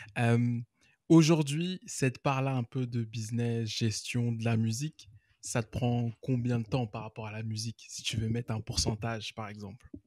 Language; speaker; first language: French; native; French